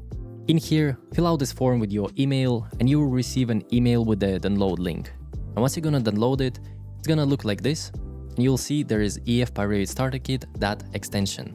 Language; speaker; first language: English; non-native, fluent; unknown